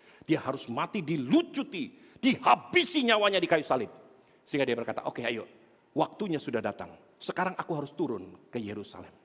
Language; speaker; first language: Indonesian; native; Indonesian